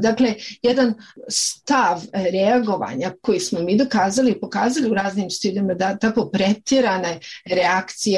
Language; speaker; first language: Serbian; native; Serbian